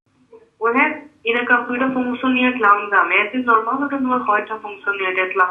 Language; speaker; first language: German; non-native, learner; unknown